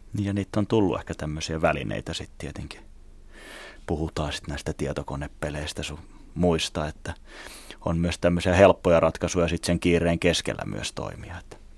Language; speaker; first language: Finnish; native; Finnish